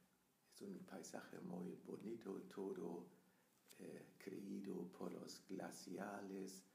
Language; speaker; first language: Spanish; non-native, fluent; German